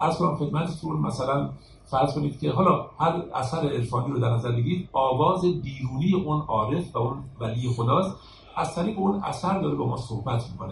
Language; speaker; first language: Persian; native; Persian